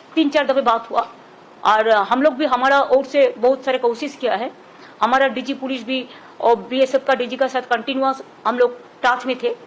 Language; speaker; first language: Hindi; non-native, local second language; Bangla